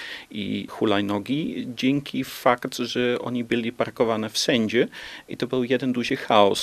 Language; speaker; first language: Polish; non-native, learner; Dutch